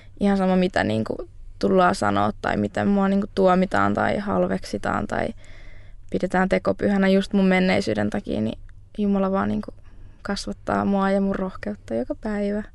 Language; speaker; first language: Finnish; native; Finnish